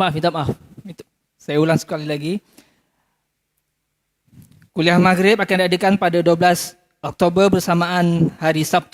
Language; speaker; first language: Malay; native; Malay